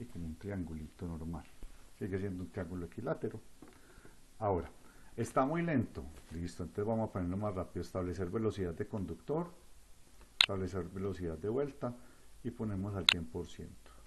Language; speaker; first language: Spanish; native; Spanish